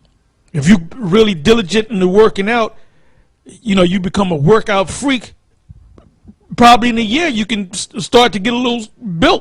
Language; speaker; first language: English; native; English